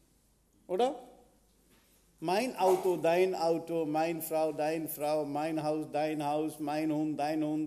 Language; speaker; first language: German; non-native, fluent; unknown